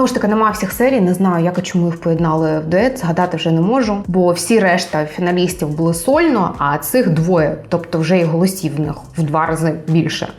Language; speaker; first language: Ukrainian; native; Ukrainian